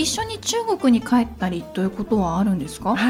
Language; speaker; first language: Japanese; native; Japanese